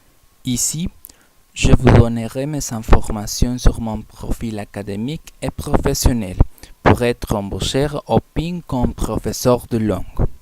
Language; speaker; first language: French; non-native, learner; Spanish